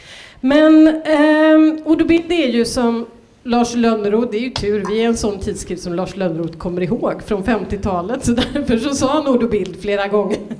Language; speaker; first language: Swedish; native; Swedish